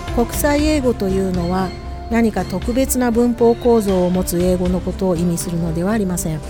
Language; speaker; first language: Japanese; native; Japanese